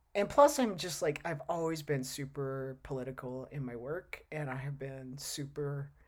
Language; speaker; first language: English; native; English